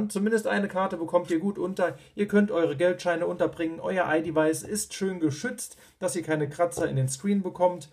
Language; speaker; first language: German; native; German